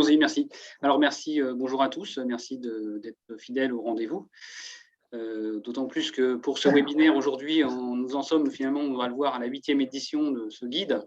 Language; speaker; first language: French; native; French